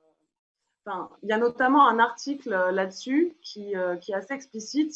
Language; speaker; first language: French; native; French